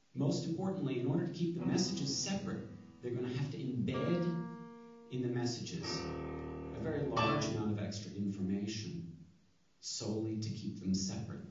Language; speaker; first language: English; native; English